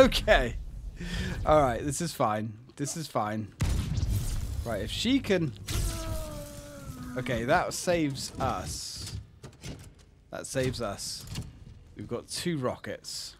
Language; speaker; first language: English; native; English